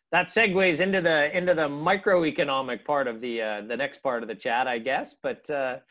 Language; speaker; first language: English; native; English